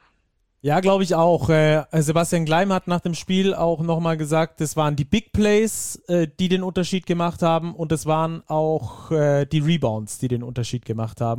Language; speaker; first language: German; native; German